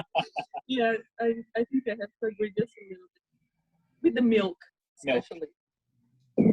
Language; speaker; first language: English; non-native, fluent; Portuguese